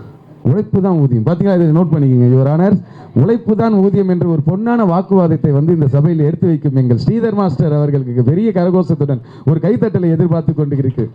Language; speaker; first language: Tamil; native; Tamil